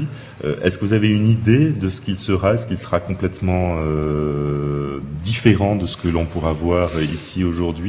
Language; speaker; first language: French; native; French